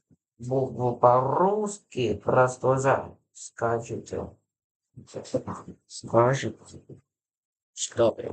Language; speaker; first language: Russian; non-native, learner; English